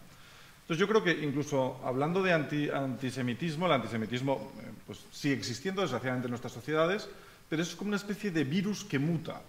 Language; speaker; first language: Spanish; native; Spanish